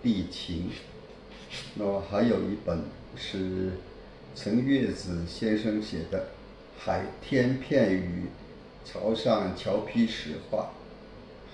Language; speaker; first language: Chinese; native; Chinese